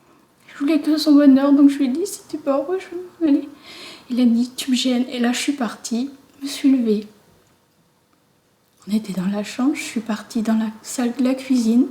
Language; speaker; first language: French; native; French